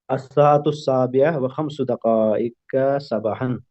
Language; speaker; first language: Arabic; non-native, learner; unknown